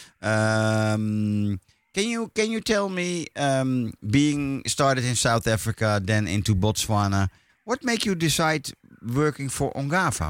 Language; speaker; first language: English; non-native, fluent; Dutch